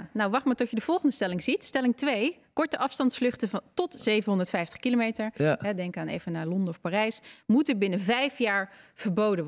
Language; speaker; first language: Dutch; native; Dutch